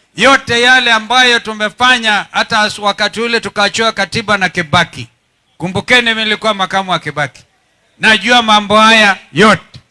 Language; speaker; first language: Swahili; non-native, local second language; Kamba